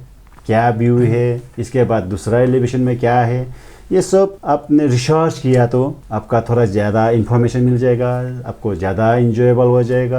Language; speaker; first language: Hindi; non-native, fluent; Sherpa